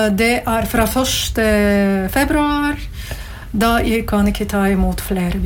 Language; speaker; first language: Norwegian; non-native, learner; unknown